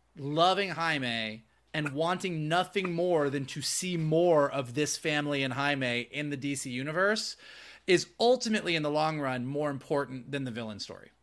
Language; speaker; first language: English; native; English